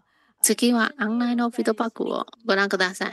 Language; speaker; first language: Japanese; non-native, fluent; Chinese